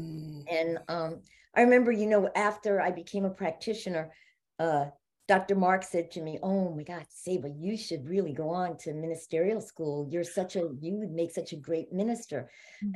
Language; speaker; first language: English; native; English